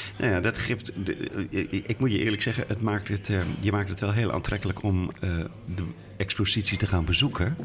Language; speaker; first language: Dutch; native; Dutch